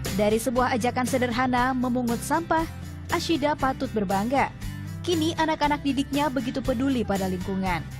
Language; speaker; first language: Indonesian; native; Indonesian